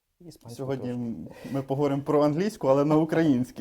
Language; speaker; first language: Ukrainian; native; Ukrainian